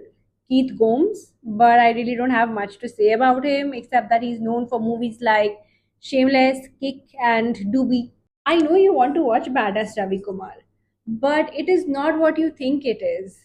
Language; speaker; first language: English; non-native, local second language; Hindi